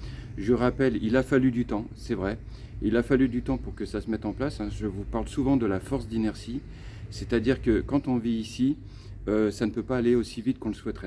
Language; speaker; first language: French; native; French